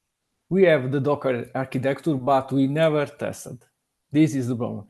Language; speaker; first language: English; non-native, learner; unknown